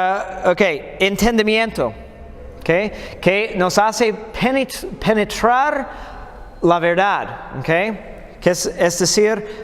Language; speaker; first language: Spanish; non-native, fluent; English